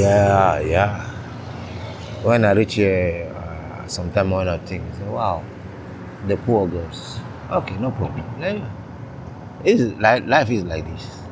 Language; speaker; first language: English; non-native, learner; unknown